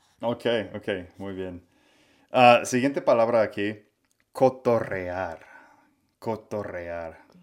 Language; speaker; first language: Spanish; non-native, fluent; English